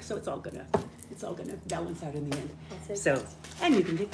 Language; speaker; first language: English; native; English